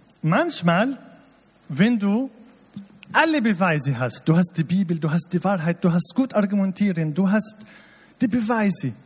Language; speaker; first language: German; non-native, fluent; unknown